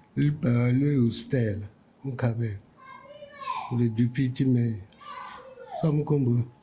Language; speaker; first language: Zulu; non-native, local second language; Tsonga